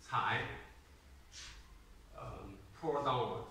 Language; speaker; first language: English; non-native, learner; Chinese